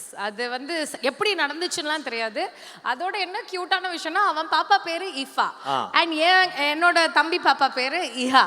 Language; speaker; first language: Tamil; native; Tamil